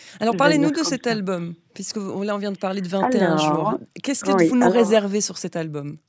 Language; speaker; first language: French; native; French